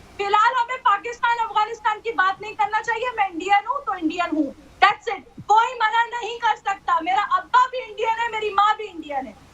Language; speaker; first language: Hindi; native; Hindi